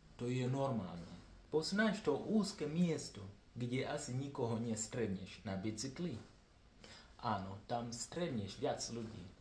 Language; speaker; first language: Slovak; non-native, learner; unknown